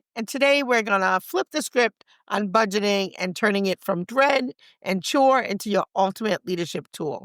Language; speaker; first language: English; native; English